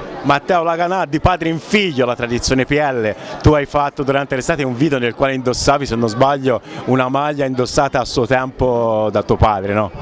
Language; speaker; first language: Italian; native; Italian